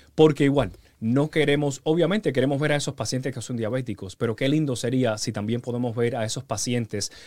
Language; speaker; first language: Spanish; early bilingual, heritage; Spanish